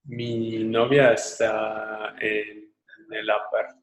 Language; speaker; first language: Spanish; non-native, learner; English